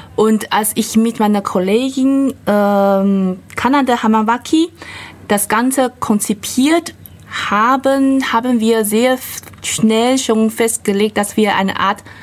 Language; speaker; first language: German; non-native, fluent; Chinese